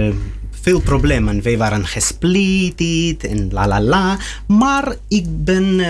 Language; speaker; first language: Dutch; non-native, learner; Russian